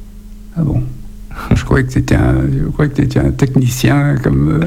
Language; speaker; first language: French; native; French